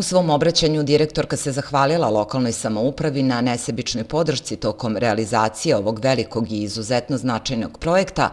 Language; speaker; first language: Serbian; native; Serbian